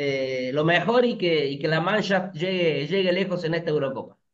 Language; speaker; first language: Spanish; native; Spanish